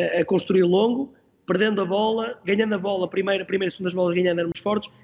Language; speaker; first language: Portuguese; native; Portuguese